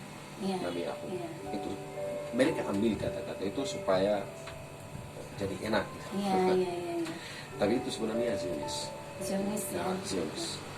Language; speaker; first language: Indonesian; non-native, fluent; Arabic